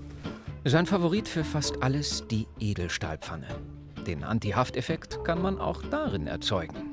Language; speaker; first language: German; native; German